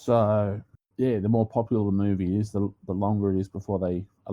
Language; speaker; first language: English; native; English